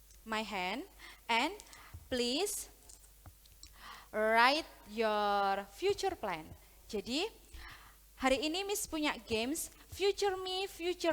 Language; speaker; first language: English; non-native, learner; Indonesian